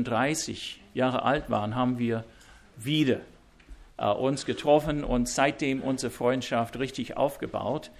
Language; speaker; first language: German; non-native, fluent; English